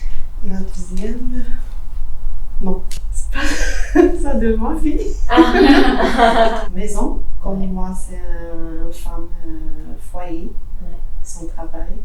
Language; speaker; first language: French; non-native, learner; Arabic